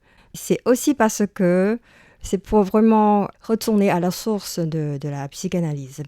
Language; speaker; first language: French; non-native, fluent; Chinese